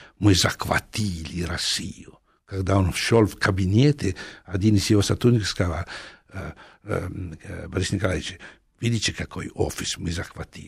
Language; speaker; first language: Russian; non-native, fluent; Italian